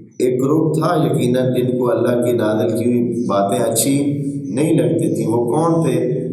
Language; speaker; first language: Urdu; native; Urdu